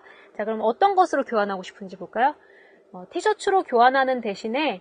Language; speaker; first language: Korean; native; Korean